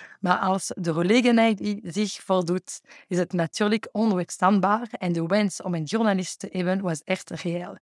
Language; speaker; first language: Dutch; non-native, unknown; French